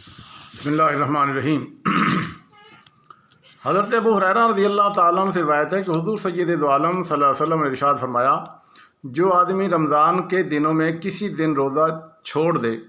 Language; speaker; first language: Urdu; non-native, local second language; Punjabi